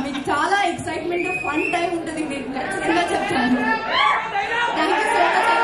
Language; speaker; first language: Telugu; non-native, fluent; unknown